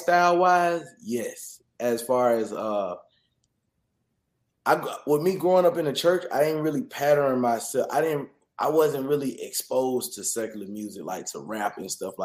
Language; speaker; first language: English; native; English